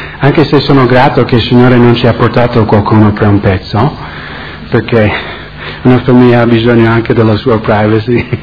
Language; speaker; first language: Italian; non-native, fluent; English